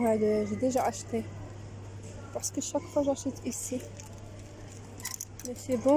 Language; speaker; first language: French; non-native, local second language; Arabic